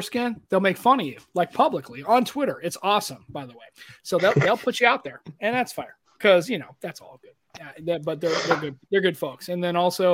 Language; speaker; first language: English; native; English